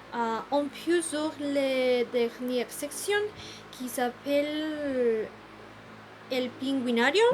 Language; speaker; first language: French; non-native, learner; Spanish